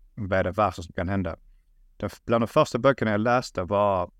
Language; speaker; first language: Swedish; early bilingual, other home language; Russian